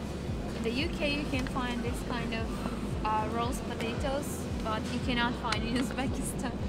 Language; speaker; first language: English; non-native, learner; Uzbek